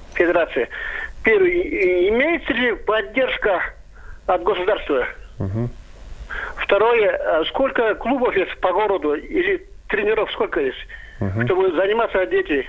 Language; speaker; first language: Russian; non-native, local second language; Kyrgyz